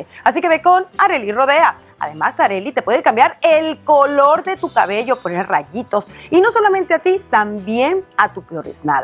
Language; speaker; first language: Spanish; native; Spanish